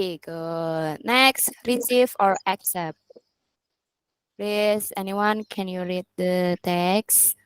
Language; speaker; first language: English; non-native, learner; Indonesian